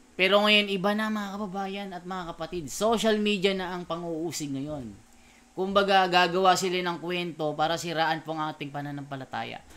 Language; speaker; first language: Filipino; native; Filipino